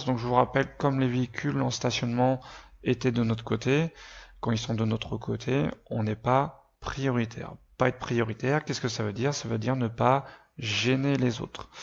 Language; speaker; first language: French; native; French